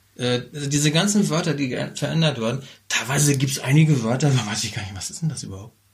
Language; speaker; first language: German; native; German